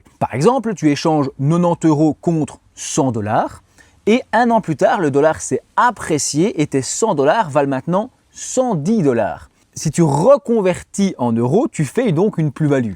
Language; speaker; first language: French; native; French